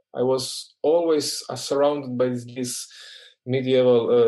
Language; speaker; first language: English; non-native, fluent; Croatian